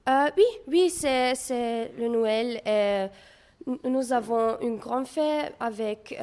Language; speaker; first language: French; non-native, learner; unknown